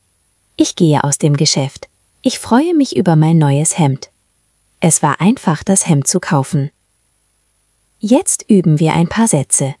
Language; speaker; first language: German; non-native, fluent; Spanish